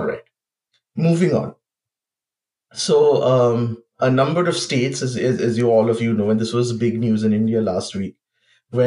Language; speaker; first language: English; non-native, local second language; Bangla